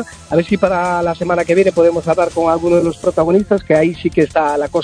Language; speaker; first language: Spanish; native; Spanish